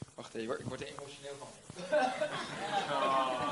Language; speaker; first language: Dutch; native; Dutch